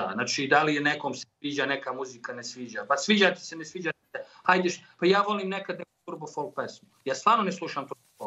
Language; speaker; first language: Serbian; native; Serbian